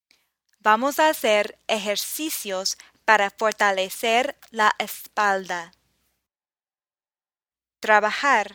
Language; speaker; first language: Spanish; non-native, fluent; English